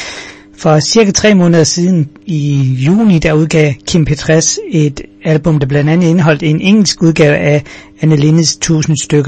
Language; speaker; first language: Danish; native; Danish